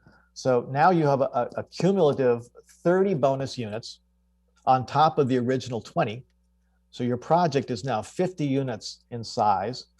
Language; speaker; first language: English; native; English